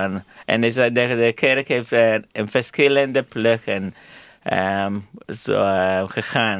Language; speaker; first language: Dutch; non-native, learner; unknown